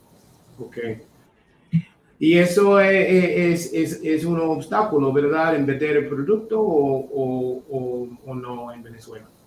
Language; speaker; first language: Spanish; non-native, fluent; English